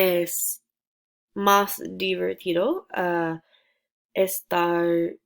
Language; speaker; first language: Spanish; non-native, learner; English